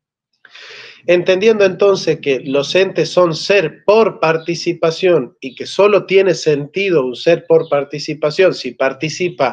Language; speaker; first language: Spanish; native; Spanish